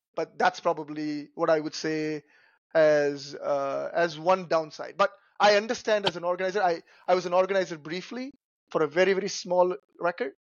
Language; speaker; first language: English; non-native, local second language; Tamil